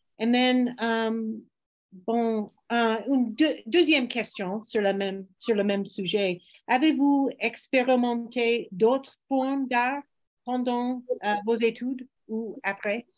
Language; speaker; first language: French; non-native, fluent; English